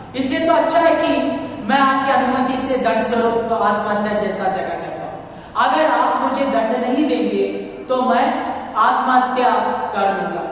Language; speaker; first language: Hindi; non-native, local second language; Kannada